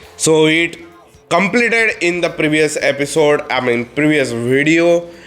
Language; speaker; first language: English; non-native, local second language; Marathi